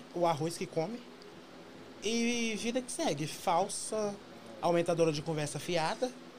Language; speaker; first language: Portuguese; native; Portuguese